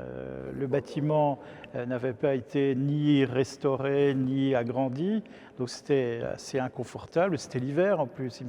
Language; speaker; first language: French; native; French